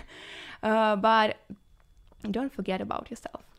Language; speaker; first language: English; non-native, learner; Ukrainian